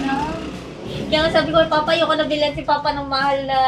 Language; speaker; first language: Filipino; native; Filipino